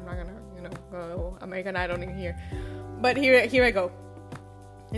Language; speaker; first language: English; non-native, fluent; Spanish